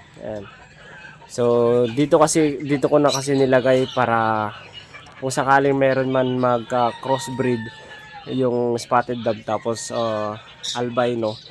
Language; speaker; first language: Filipino; native; Filipino